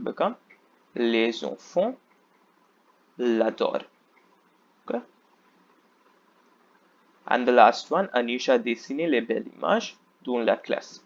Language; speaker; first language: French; non-native, fluent; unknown